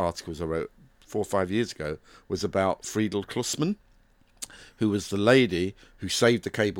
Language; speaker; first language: English; native; English